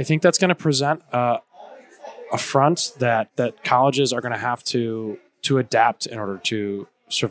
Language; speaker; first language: English; native; English